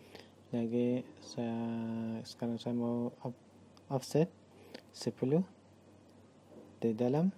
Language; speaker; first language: Indonesian; non-native, learner; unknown